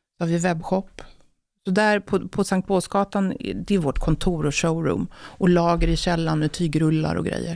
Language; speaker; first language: Swedish; native; Swedish